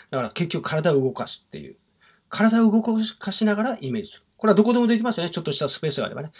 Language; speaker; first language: Japanese; native; Japanese